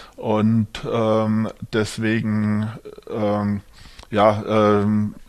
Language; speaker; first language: German; native; German